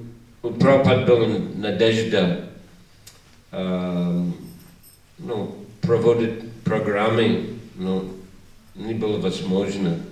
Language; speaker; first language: Russian; non-native, learner; English